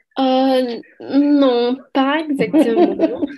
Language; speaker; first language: French; non-native, learner; Portuguese